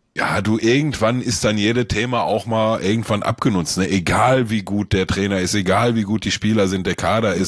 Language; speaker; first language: German; native; German